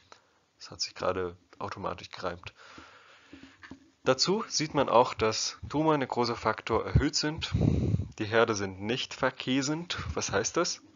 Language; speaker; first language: German; non-native, fluent; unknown